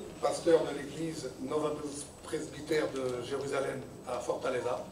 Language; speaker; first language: Portuguese; non-native, learner; French